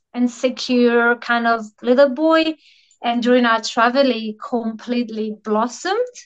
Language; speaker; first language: English; non-native, fluent; Italian